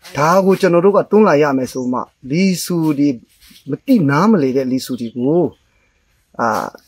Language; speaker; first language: Burmese; non-native, local second language; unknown